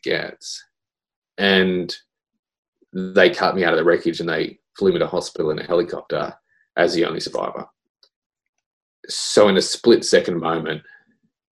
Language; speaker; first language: English; native; English